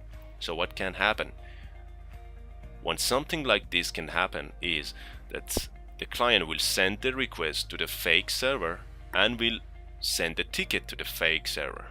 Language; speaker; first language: English; non-native, fluent; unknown